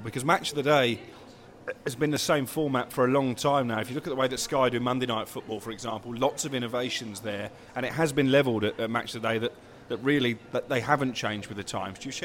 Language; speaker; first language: English; native; English